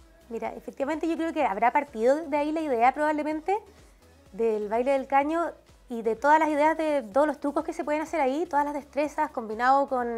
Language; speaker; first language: Spanish; native; Spanish